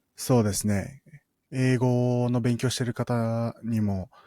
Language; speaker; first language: Japanese; early bilingual, other home language; Filipino